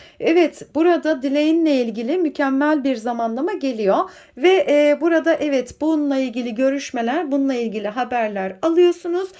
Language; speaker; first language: Turkish; native; Turkish